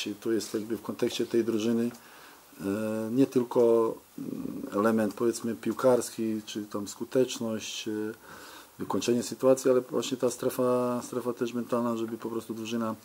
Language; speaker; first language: Polish; non-native, fluent; Serbian